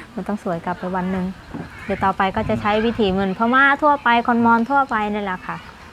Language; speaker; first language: Thai; non-native, fluent; Mon